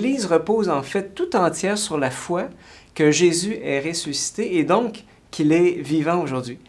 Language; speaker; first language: French; native; French